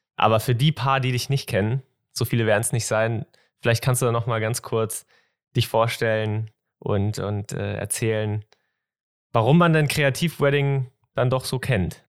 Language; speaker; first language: German; native; German